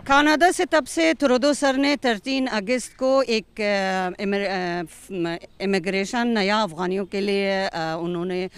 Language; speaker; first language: Hindi; non-native, fluent; Persian